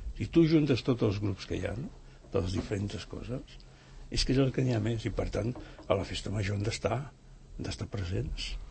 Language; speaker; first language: Catalan; native; Catalan